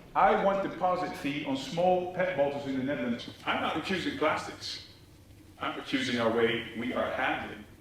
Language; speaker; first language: English; non-native, fluent; Dutch